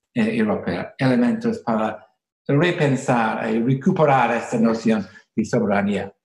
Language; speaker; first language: Spanish; non-native, fluent; English